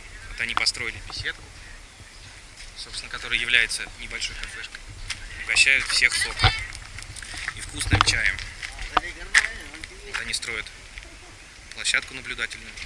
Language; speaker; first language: Russian; native; Russian